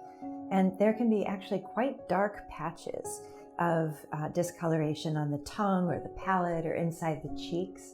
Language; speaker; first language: English; native; English